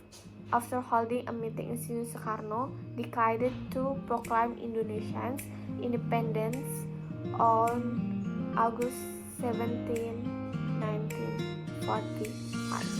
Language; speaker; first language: English; non-native, learner; Indonesian